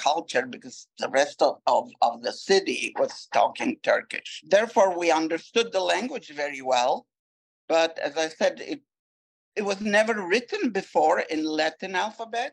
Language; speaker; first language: English; non-native, fluent; Turkish